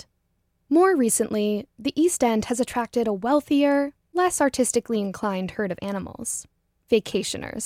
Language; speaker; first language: English; native; English